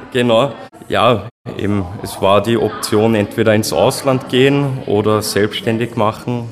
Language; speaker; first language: German; native; German